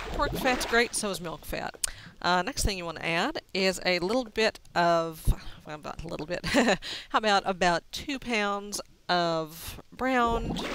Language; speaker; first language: English; native; English